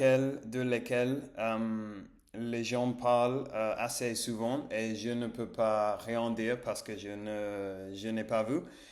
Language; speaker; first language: French; non-native, learner; English